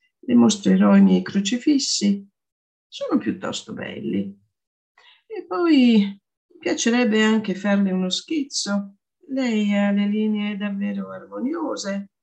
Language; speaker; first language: Italian; native; Italian